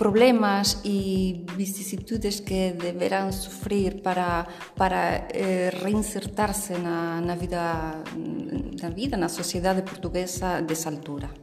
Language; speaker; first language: Portuguese; non-native, fluent; Spanish